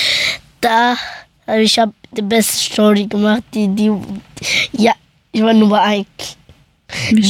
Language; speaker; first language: German; early bilingual, other home language; Persian